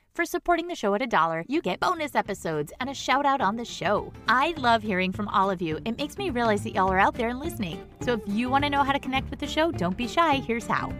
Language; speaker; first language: English; native; English